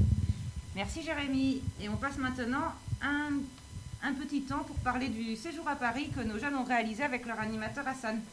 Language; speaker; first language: French; native; French